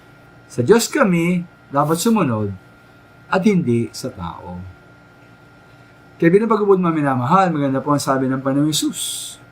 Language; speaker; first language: Filipino; native; Filipino